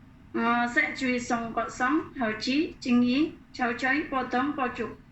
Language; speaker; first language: Cantonese; non-native, learner; Indonesian